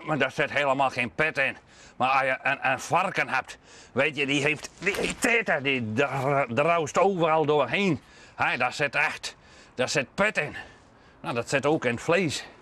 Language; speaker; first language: Dutch; non-native, local second language; Western Frisian